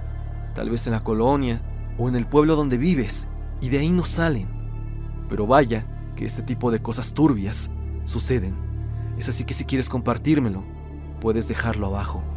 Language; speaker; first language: Spanish; native; Spanish